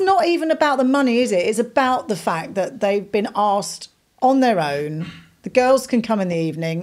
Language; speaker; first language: English; native; English